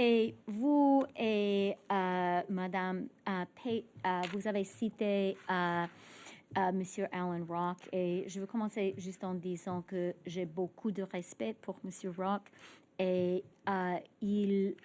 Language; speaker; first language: French; non-native, fluent; English